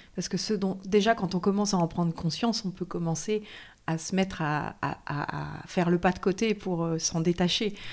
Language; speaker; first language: French; native; French